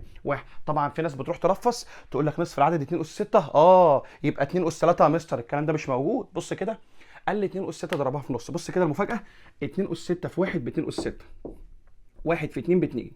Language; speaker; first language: Arabic; native; Arabic